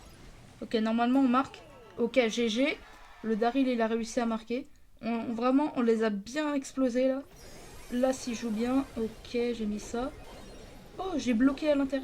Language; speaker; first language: French; native; French